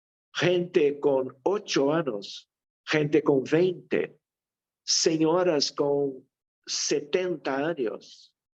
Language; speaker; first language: Spanish; non-native, fluent; Portuguese